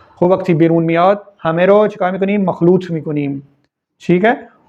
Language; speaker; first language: Persian; non-native, fluent; Urdu